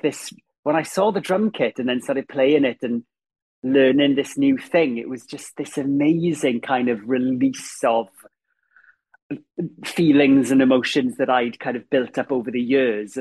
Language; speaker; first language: English; native; English